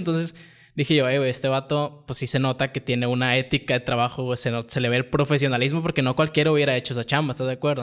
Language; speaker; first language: Spanish; native; Spanish